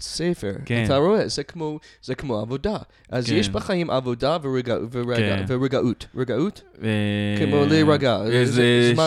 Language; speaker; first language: Hebrew; non-native, fluent; English